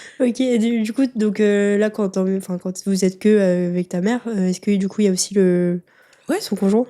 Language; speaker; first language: French; native; French